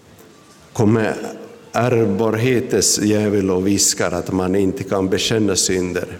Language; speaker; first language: Swedish; non-native, local second language; Finnish